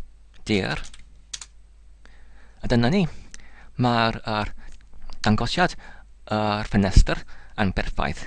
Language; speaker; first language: Welsh; non-native, learner; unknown